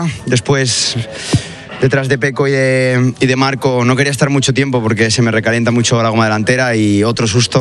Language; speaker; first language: Spanish; native; Spanish